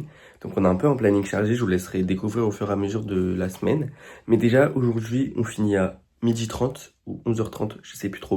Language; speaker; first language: French; native; French